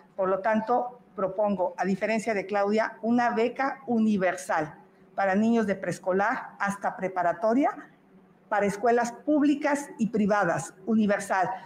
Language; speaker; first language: Spanish; native; Spanish